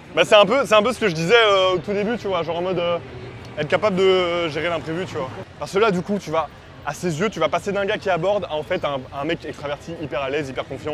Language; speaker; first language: French; native; French